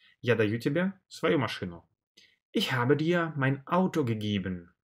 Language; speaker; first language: German; non-native, fluent; Russian